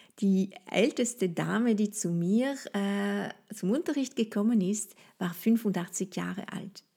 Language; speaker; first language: German; non-native, fluent; French